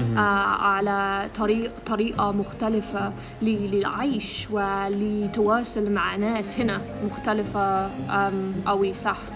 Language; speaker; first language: Arabic; non-native, learner; English